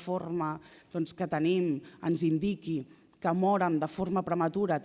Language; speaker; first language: Catalan; native; Catalan